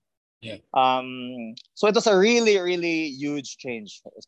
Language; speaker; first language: English; non-native, local second language; Cebuano